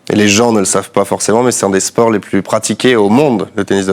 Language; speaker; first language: French; native; French